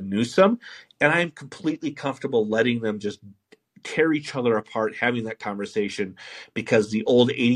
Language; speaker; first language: English; native; English